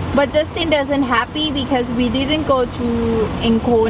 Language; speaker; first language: English; non-native, learner; Thai